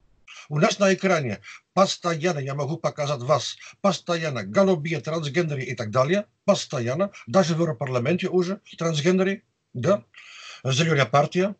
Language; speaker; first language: Russian; non-native, fluent; Dutch